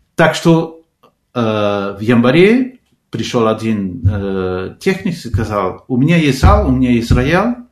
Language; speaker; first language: Russian; non-native, fluent; Spanish